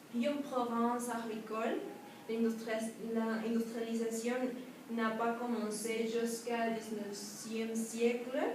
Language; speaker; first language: French; non-native, learner; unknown